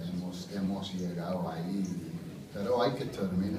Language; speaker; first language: Spanish; non-native, fluent; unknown